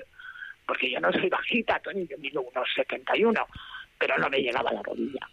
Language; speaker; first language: Spanish; native; Spanish